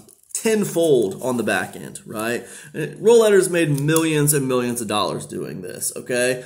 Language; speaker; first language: English; native; English